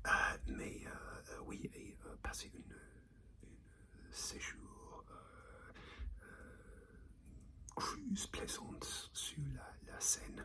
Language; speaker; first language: French; non-native, learner; English